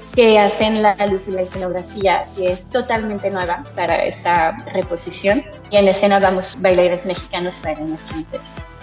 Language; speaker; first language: Spanish; non-native, fluent; French